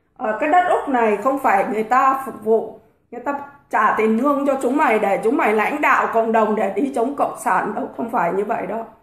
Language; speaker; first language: Vietnamese; native; Vietnamese